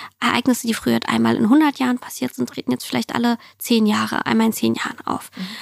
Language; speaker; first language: German; early bilingual, other home language; Russian